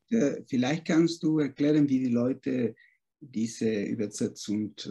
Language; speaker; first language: German; non-native, fluent; Spanish